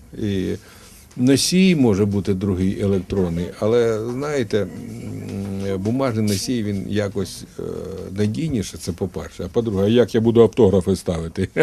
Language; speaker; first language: Ukrainian; non-native, local second language; Russian